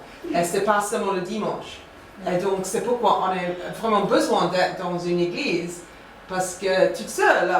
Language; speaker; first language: French; non-native, fluent; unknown